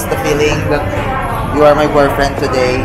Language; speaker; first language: English; non-native, local second language; Filipino